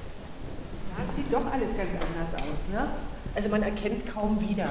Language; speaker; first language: German; native; German